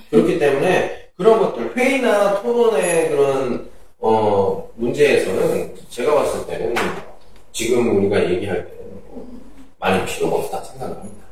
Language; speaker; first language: Korean; native; Korean